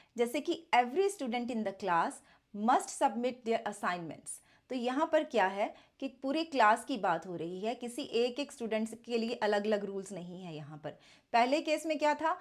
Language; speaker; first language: Hindi; native; Hindi